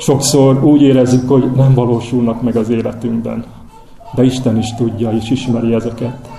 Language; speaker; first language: Hungarian; native; Hungarian